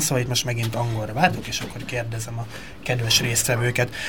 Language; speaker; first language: Hungarian; native; Hungarian